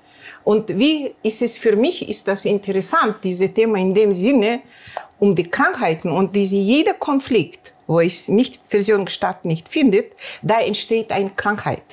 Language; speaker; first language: German; non-native, learner; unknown